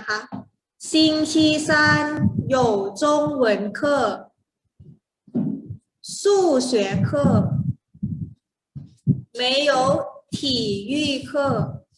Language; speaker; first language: Chinese; non-native, fluent; Thai